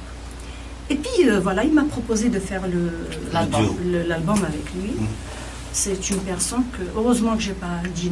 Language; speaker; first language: French; non-native, local second language; Kabyle